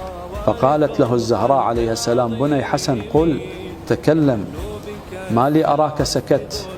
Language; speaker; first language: Arabic; native; Arabic